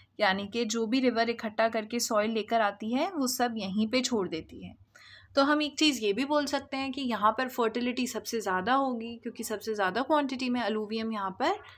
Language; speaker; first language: Hindi; native; Hindi